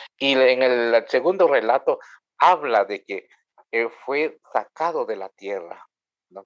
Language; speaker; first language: Spanish; non-native, local second language; Kʼicheʼ